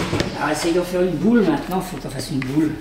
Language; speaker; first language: French; native; French